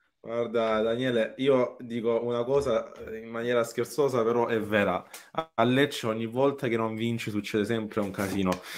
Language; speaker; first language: Italian; native; Italian